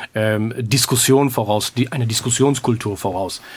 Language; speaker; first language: German; early bilingual, other home language; Persian